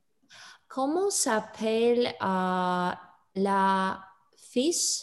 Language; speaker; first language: French; non-native, learner; English